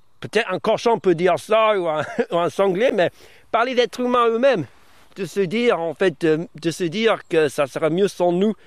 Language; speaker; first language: French; early bilingual, other home language; English